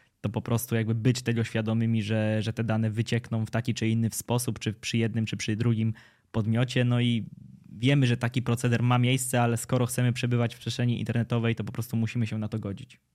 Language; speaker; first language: Polish; native; Polish